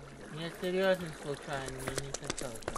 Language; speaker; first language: Russian; non-native, learner; Latvian